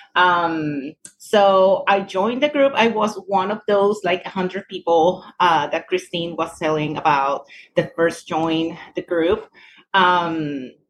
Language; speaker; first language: English; non-native, fluent; Spanish